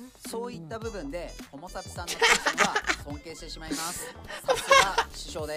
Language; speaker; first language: Japanese; native; Japanese